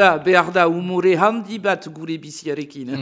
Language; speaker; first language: Basque; non-native, local second language; French